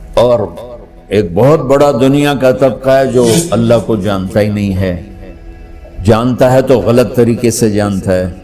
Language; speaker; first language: Urdu; non-native, local second language; Punjabi